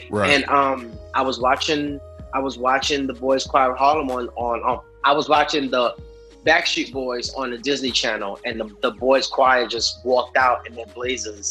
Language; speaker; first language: English; native; English